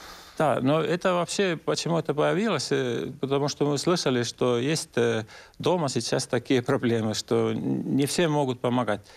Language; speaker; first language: Russian; non-native, local second language; Estonian